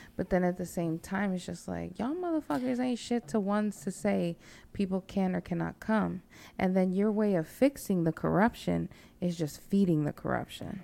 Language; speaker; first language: English; early bilingual, other home language; Spanish